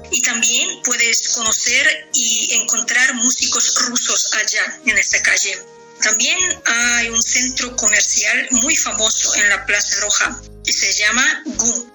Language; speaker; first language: Spanish; non-native, fluent; Russian